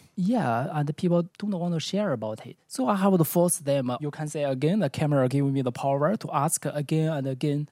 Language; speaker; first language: English; non-native, learner; Chinese